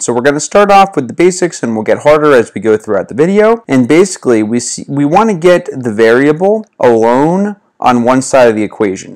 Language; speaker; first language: English; native; English